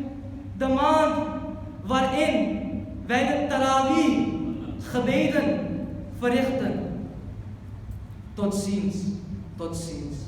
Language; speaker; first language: Dutch; early bilingual, other home language; Urdu